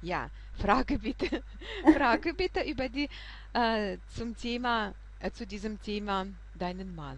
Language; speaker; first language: German; non-native, fluent; Russian